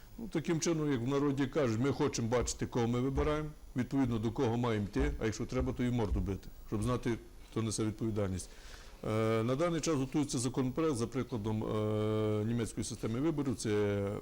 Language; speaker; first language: Ukrainian; native; Ukrainian